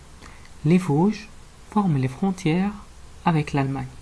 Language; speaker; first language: French; non-native, fluent; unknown